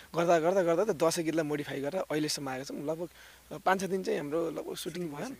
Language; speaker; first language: Nepali; native; Nepali